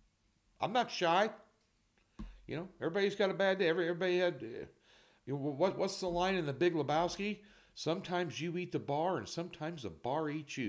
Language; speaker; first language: English; native; English